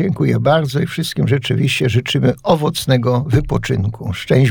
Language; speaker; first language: Polish; native; Polish